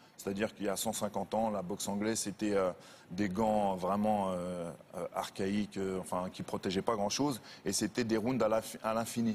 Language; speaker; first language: French; native; French